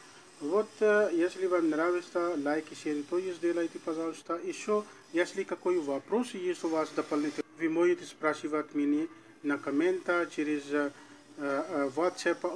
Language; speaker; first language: Russian; non-native, learner; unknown